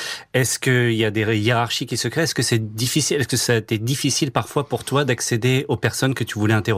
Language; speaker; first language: French; native; French